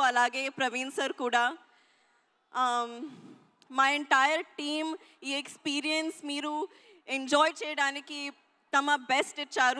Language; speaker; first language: Telugu; non-native, learner; Hindi